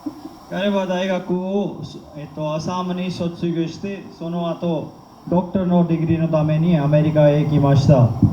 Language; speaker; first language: Japanese; non-native, fluent; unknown